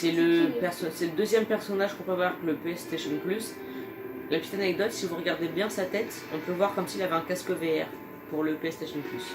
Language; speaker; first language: French; native; French